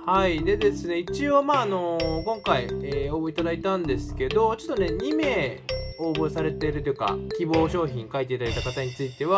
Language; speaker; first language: Japanese; native; Japanese